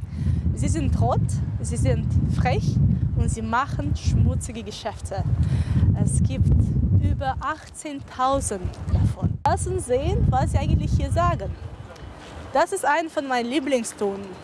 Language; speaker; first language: German; non-native, fluent; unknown